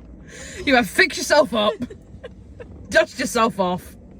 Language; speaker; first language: English; native; English